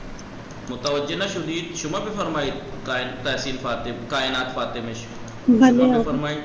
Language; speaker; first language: Persian; non-native, fluent; Urdu